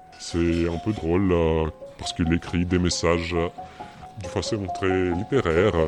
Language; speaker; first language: French; non-native, learner; Russian